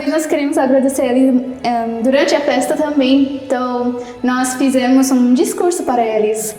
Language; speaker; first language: Portuguese; non-native, fluent; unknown